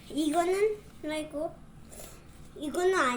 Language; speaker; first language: Korean; non-native, local second language; Mongolian